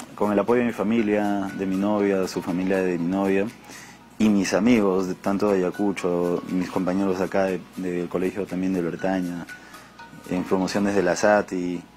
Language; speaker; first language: Spanish; native; Spanish